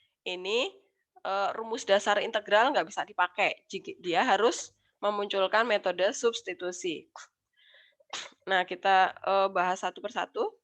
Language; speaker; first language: Indonesian; native; Indonesian